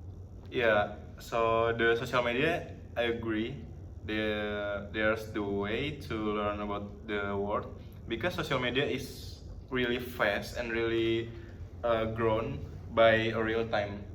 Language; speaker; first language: English; non-native, learner; Indonesian